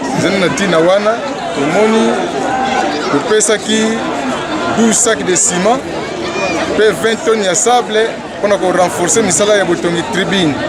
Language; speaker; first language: Lingala; native; Lingala